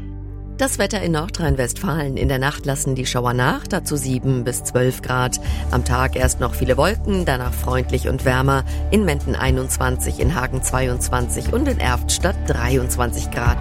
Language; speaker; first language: German; native; German